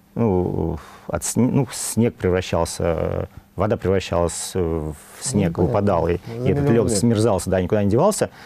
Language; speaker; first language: Russian; native; Russian